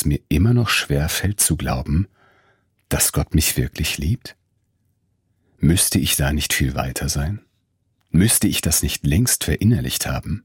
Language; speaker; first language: German; native; German